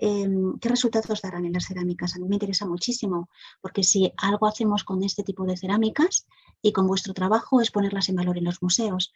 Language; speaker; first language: Spanish; native; Spanish